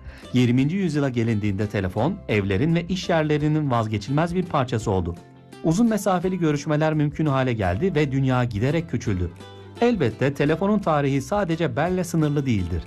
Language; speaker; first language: Turkish; native; Turkish